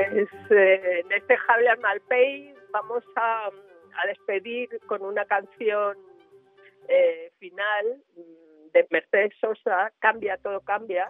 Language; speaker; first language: Spanish; native; Spanish